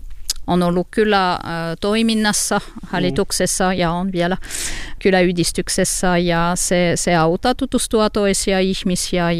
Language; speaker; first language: Finnish; non-native, fluent; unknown